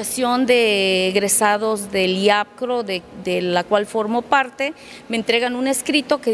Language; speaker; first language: Spanish; native; Spanish